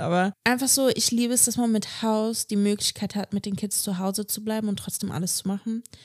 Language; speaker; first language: German; native; German